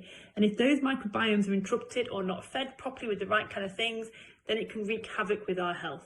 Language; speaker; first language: English; native; English